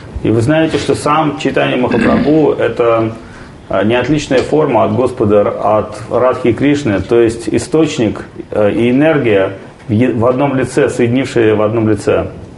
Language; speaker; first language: Russian; native; Russian